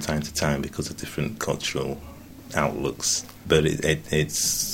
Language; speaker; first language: English; native; English